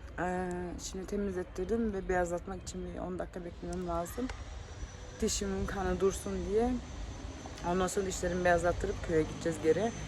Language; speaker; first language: Turkish; early bilingual, heritage; Turkish